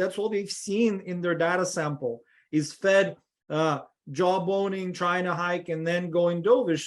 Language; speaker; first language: English; non-native, fluent; Russian